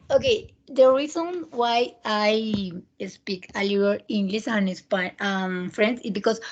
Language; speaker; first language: English; non-native, learner; Spanish